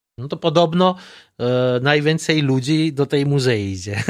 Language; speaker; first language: Polish; non-native, learner; Georgian